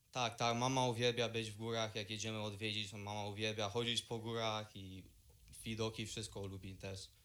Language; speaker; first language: Polish; early bilingual, heritage; Polish